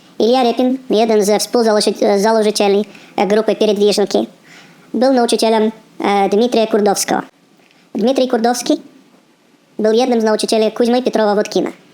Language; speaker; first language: Polish; non-native, fluent; Russian